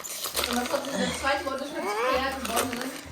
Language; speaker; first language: German; early bilingual, other home language; Filipino